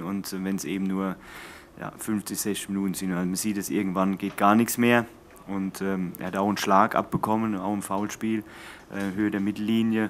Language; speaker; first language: German; native; German